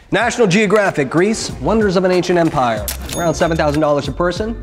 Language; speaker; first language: English; native; English